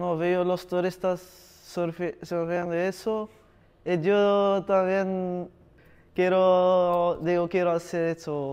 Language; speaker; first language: Spanish; non-native, learner; Arabic